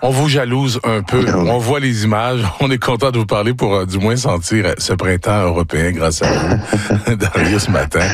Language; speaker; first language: French; native; French